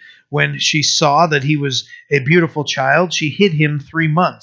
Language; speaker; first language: English; native; English